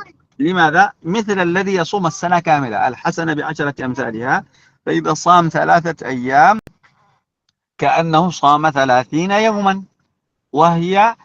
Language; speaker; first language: Arabic; native; Arabic